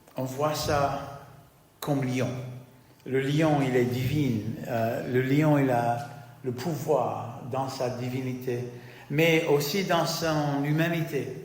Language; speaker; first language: French; non-native, fluent; English